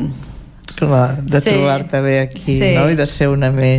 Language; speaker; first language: Catalan; native; Catalan